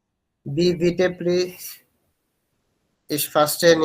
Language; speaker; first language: German; non-native, learner; Bangla